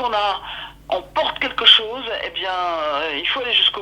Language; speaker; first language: French; native; French